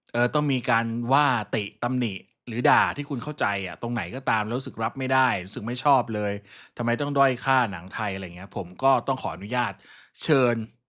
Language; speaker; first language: Thai; native; Thai